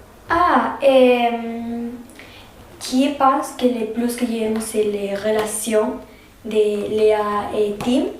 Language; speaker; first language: French; non-native, learner; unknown